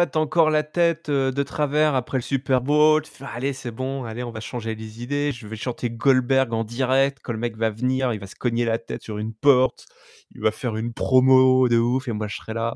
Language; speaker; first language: French; native; French